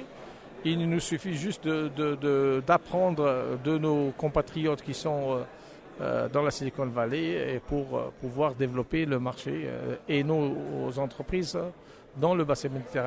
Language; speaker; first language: French; non-native, local second language; Arabic